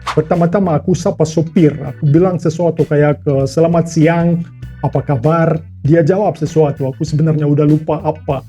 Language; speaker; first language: Indonesian; non-native, fluent; Russian